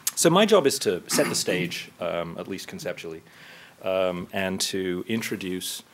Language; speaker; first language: English; native; English